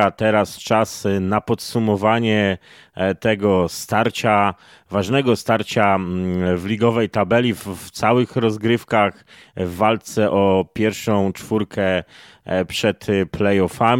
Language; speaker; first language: Polish; native; Polish